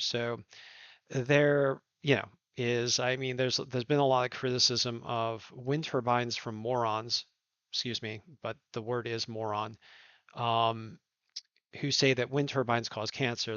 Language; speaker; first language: English; native; English